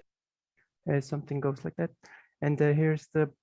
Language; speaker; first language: English; non-native, fluent; Mongolian